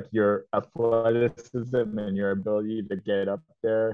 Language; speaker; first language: English; native; English